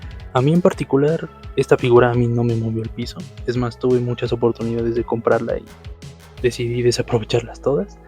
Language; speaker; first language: Spanish; native; Spanish